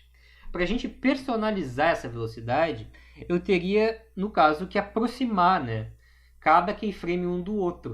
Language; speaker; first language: Portuguese; native; Portuguese